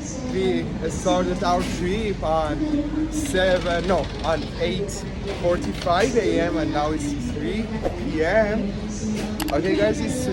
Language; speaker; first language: English; non-native, fluent; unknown